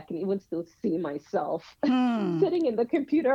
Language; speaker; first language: English; non-native, local second language; Yoruba